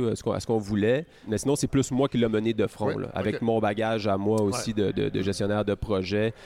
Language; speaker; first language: French; native; French